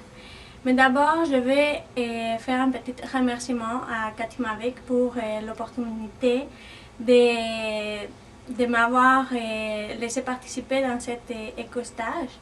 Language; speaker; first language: French; non-native, fluent; Spanish